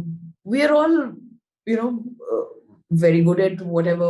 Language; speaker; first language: English; non-native, local second language; Hindi